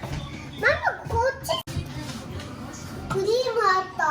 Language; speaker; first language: Japanese; early bilingual, heritage; Japanese